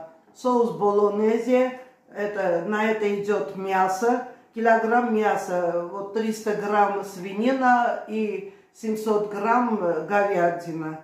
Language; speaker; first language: Russian; non-native, fluent; Armenian